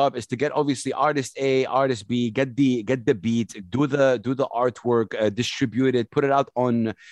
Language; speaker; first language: English; non-native, fluent; Arabic